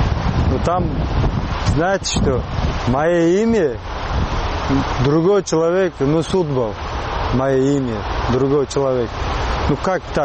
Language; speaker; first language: Russian; non-native, learner; Uzbek